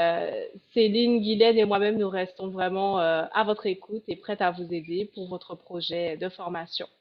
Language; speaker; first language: French; native; French